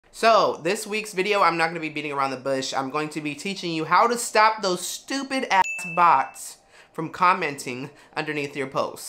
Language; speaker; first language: English; native; English